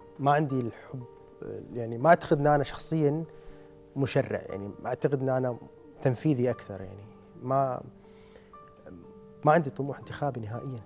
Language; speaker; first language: Arabic; native; Arabic